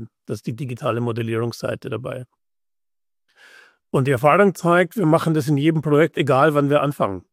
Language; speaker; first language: German; native; German